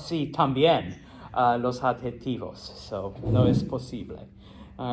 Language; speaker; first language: Spanish; non-native, fluent; English